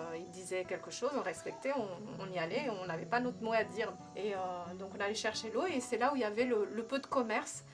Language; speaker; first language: French; early bilingual, other home language; Kabuverdianu